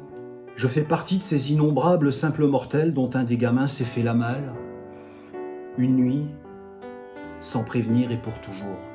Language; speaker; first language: French; native; French